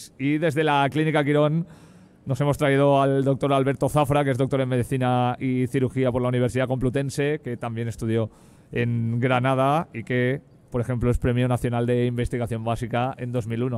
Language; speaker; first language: Spanish; native; Spanish